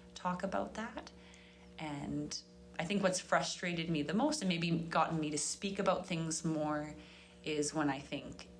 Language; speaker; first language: English; native; English